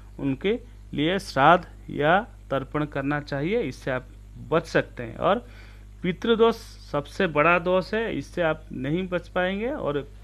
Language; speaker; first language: Hindi; non-native, local second language; Odia